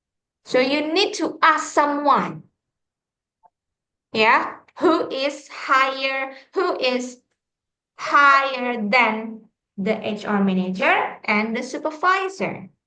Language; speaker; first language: English; non-native, fluent; Indonesian